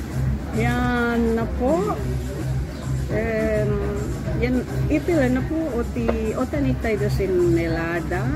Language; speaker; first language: Greek; non-native, learner; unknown